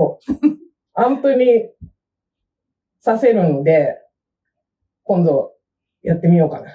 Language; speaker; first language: Japanese; native; Japanese